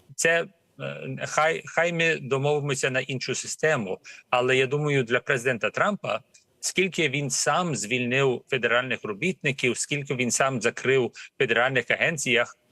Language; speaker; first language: Ukrainian; early bilingual, heritage; Ukrainian